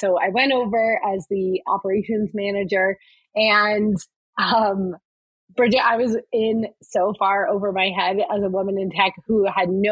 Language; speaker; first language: English; native; English